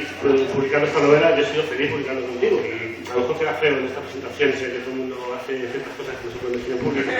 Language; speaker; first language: Spanish; native; Spanish